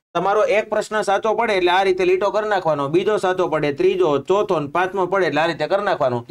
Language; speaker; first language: Gujarati; native; Gujarati